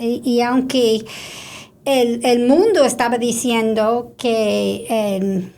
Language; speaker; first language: Spanish; non-native, fluent; English